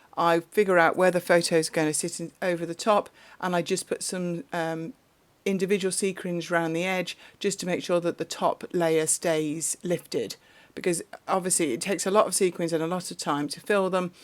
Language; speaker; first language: English; native; English